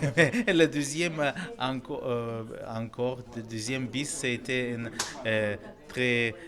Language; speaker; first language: French; non-native, learner; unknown